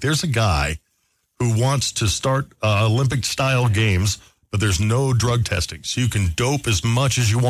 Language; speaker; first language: English; native; English